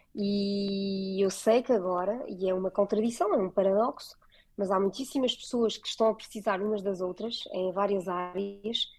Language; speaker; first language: Portuguese; early bilingual, heritage; French